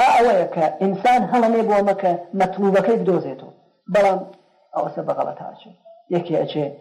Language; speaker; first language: Central Kurdish; native; Central Kurdish